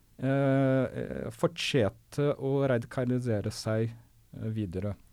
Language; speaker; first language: Norwegian; non-native, fluent; Portuguese